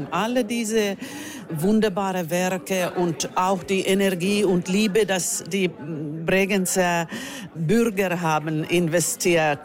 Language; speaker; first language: German; non-native, fluent; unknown